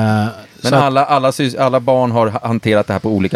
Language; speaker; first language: Swedish; native; Swedish